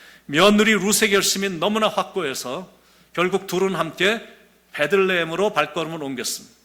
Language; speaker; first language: Korean; native; Korean